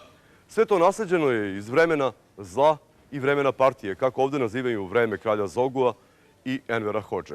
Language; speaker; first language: Bosnian; native; Bosnian